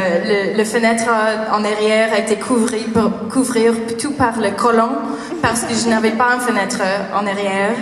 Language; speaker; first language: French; non-native, learner; English